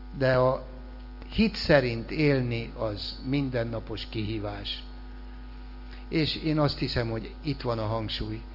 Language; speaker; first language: Hungarian; native; Hungarian